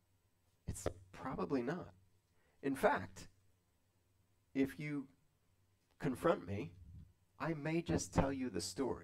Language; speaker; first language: English; native; English